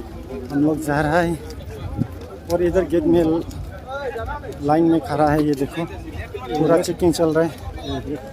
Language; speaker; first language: Hindi; non-native, local second language; Bodo